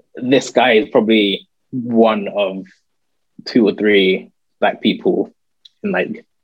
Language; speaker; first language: English; native; English